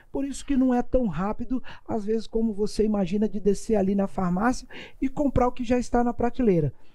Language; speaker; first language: Portuguese; native; Portuguese